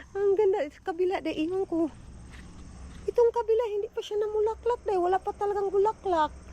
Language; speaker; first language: Filipino; non-native, local second language; Cebuano